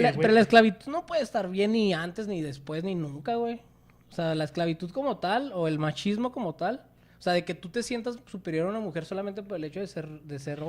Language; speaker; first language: Spanish; native; Spanish